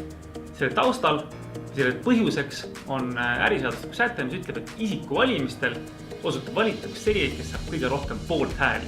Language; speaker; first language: Estonian; native; Estonian